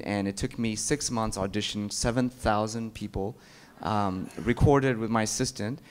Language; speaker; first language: English; early bilingual, other home language; Amharic